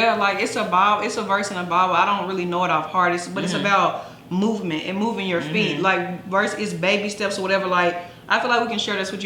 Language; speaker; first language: English; native; English